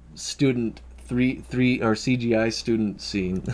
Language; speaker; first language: English; native; English